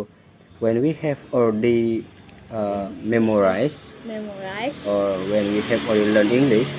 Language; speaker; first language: English; non-native, learner; Balinese